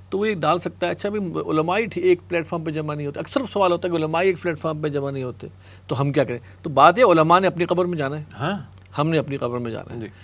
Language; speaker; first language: Urdu; native; Urdu